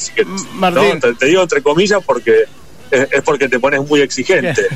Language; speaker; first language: Spanish; native; Spanish